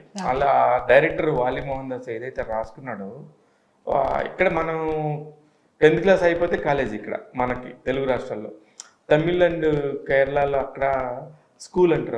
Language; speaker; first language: Telugu; native; Telugu